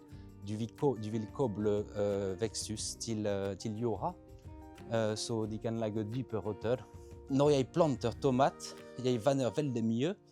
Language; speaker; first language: Norwegian; non-native, fluent; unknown